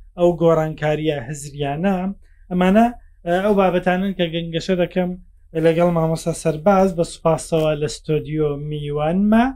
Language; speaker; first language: Central Kurdish; native; Central Kurdish